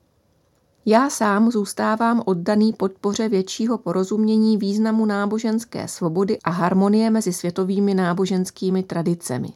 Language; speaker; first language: Czech; native; Czech